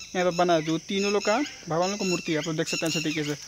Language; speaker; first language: Hindi; native; Hindi